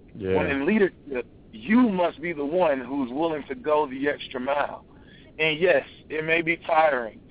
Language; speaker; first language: English; native; English